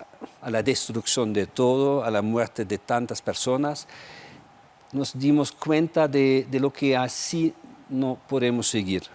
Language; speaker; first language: Spanish; non-native, fluent; German